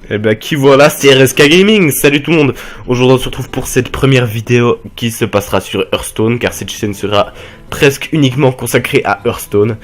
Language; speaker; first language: French; native; French